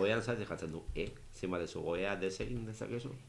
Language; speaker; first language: Basque; native; Basque